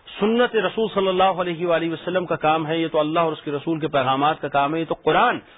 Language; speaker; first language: Urdu; native; Urdu